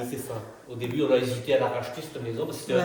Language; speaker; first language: French; native; French